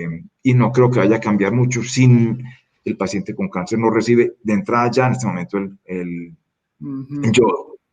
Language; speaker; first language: Spanish; native; Spanish